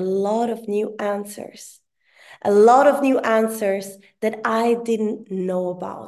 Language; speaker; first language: English; non-native, fluent; Swedish